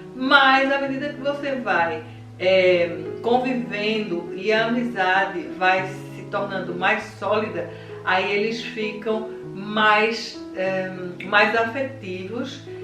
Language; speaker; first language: Portuguese; native; Portuguese